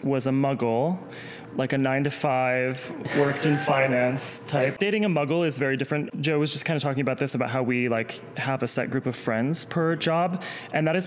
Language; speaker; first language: English; native; English